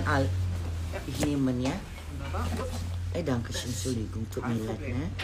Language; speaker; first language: German; non-native, learner; Indonesian